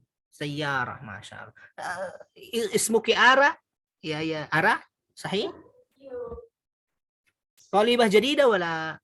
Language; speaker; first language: Arabic; non-native, fluent; Indonesian